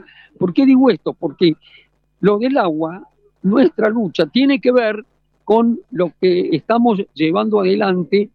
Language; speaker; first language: Spanish; native; Spanish